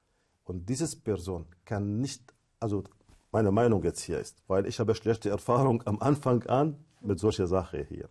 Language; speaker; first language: German; non-native, fluent; Arabic